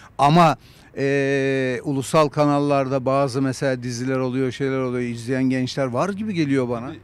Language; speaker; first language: Turkish; native; Turkish